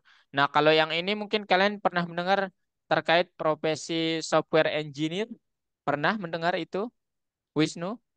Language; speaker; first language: Indonesian; native; Indonesian